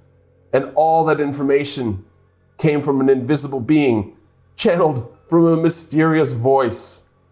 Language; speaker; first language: English; native; English